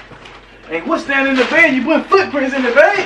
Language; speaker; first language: English; native; English